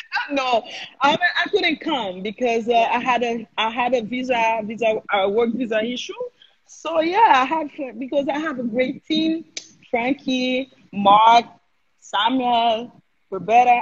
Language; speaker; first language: English; non-native, learner; Haitian Creole